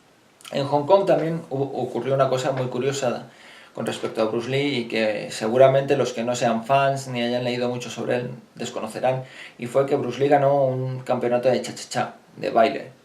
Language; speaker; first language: Spanish; native; Spanish